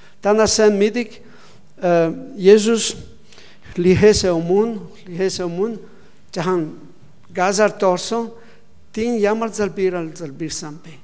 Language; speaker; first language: Mongolian; non-native, learner; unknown